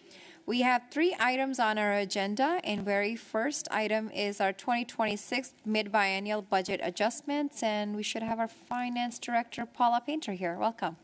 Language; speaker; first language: English; native; English